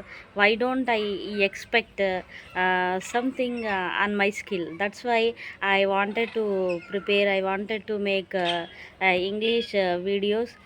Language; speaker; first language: English; non-native, local second language; Telugu